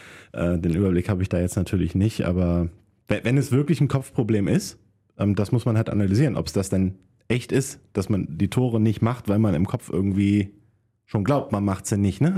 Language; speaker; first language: German; native; German